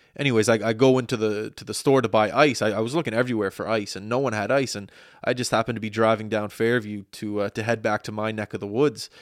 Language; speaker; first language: English; native; English